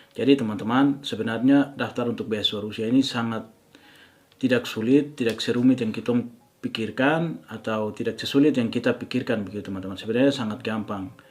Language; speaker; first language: Indonesian; native; Indonesian